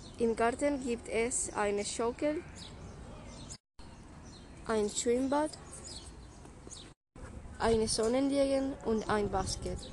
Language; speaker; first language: German; non-native, learner; Spanish